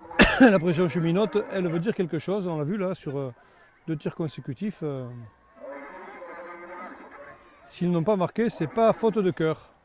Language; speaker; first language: French; native; French